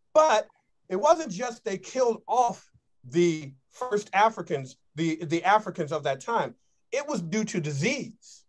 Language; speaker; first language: English; native; English